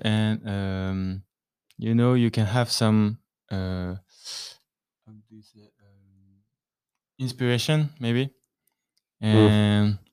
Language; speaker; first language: English; non-native, learner; French